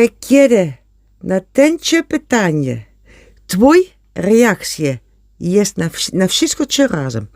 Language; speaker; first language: Polish; non-native, learner; Dutch